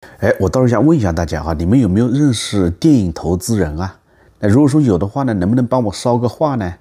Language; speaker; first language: Chinese; native; Chinese